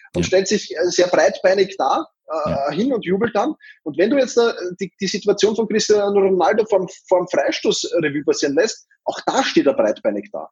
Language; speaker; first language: German; native; German